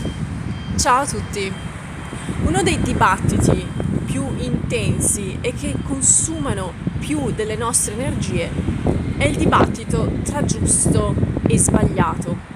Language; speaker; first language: Italian; native; Italian